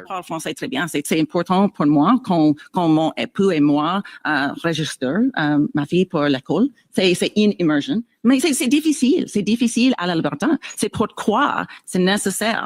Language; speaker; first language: French; non-native, learner; English